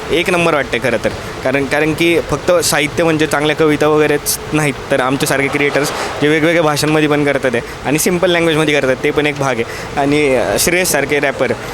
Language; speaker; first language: Marathi; native; Marathi